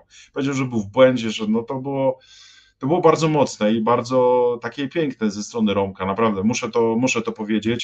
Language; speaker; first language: Polish; native; Polish